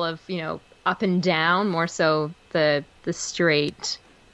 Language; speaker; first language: English; native; English